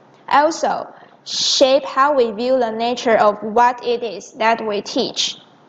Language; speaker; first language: English; non-native, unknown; Chinese